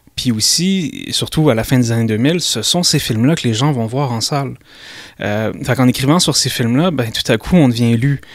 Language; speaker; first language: French; native; French